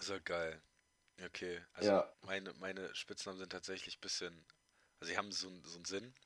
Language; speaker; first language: German; native; German